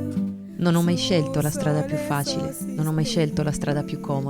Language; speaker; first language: Italian; native; Italian